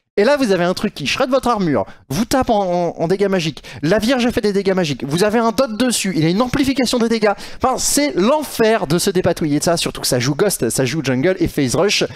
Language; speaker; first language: French; native; French